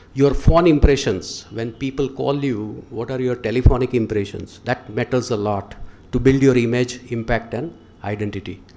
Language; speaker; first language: English; non-native, local second language; Gujarati